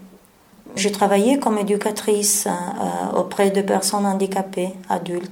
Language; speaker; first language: French; non-native, learner; Italian